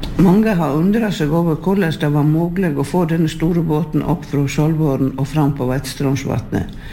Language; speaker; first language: Norwegian; native; Norwegian